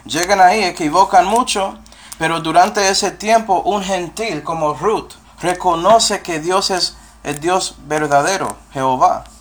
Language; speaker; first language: Spanish; non-native, fluent; English